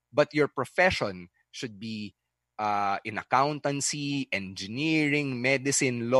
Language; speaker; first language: English; non-native, local second language; Filipino